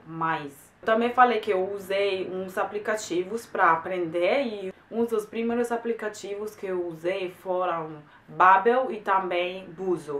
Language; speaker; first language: Portuguese; non-native, fluent; German